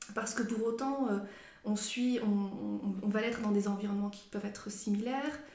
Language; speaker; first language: French; non-native, local second language; Arabic